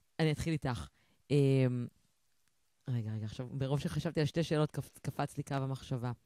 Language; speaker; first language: Hebrew; native; Hebrew